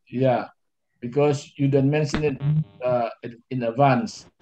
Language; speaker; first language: English; non-native, fluent; Indonesian